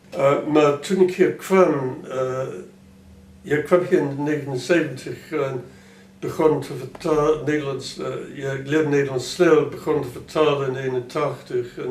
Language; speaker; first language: Dutch; non-native, fluent; English